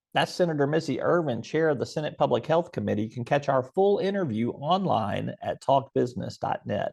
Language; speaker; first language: English; native; English